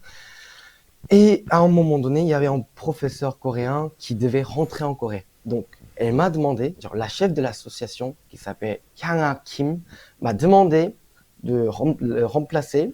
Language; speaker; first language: French; non-native, fluent; Korean